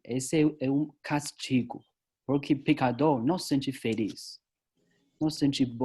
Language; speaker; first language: Portuguese; non-native, learner; Chinese